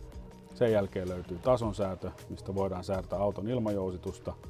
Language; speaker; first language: Finnish; native; Finnish